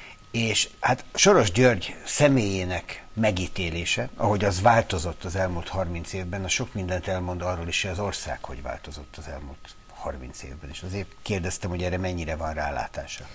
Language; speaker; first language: Hungarian; native; Hungarian